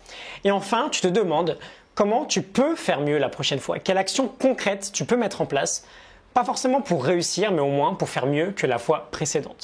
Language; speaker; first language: French; native; French